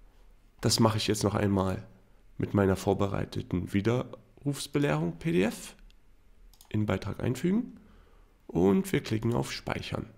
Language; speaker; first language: German; native; German